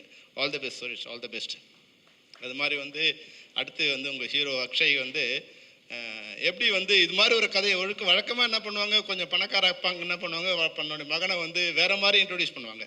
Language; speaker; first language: Tamil; native; Tamil